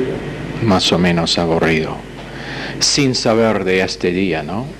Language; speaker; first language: Spanish; non-native, fluent; English